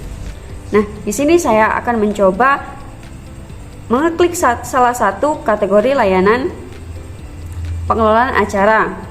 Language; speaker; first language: Indonesian; native; Indonesian